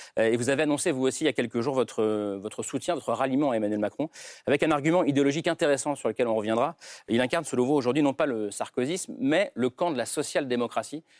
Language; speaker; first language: French; native; French